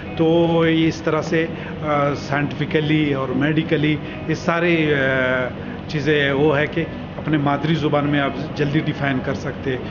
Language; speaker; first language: Urdu; non-native, local second language; Baluchi